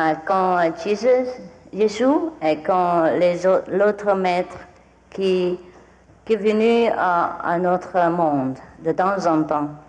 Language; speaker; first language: French; non-native, fluent; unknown